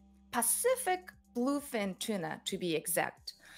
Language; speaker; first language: English; non-native, fluent; Japanese